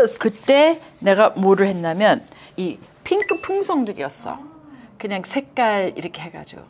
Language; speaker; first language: Korean; early bilingual, heritage; Korean